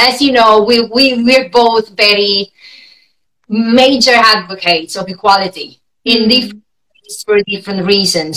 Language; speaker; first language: English; non-native, fluent; Italian